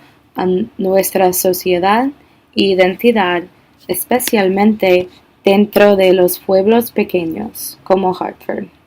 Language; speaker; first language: Spanish; non-native, learner; English